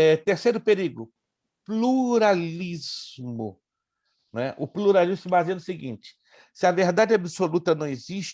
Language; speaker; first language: Portuguese; native; Portuguese